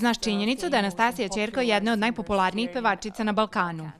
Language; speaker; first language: Serbian; native; Serbian